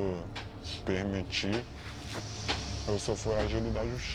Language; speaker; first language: Portuguese; native; Portuguese